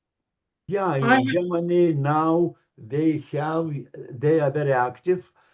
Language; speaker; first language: English; non-native, learner; Lithuanian